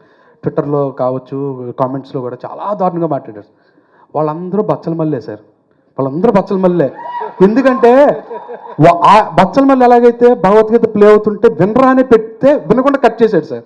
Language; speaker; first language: Telugu; native; Telugu